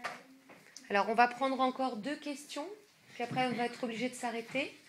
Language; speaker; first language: French; native; French